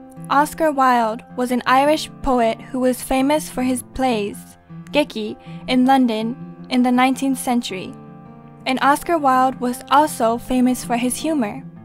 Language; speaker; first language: English; early bilingual, other home language; Japanese